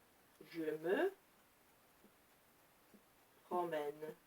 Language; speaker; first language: French; non-native, local second language; Arabic